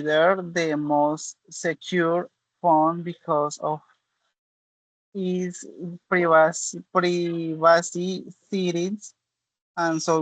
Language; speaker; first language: English; non-native, learner; Spanish